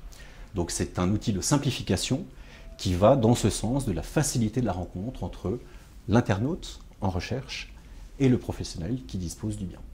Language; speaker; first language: French; native; French